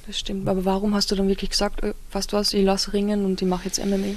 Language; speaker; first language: German; native; German